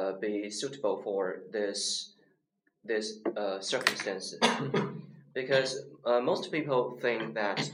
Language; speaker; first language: English; non-native, learner; Chinese